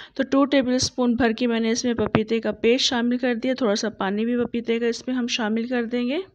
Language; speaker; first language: Urdu; native; Urdu